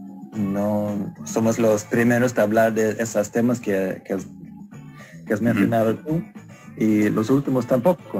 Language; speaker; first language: Spanish; non-native, fluent; Swedish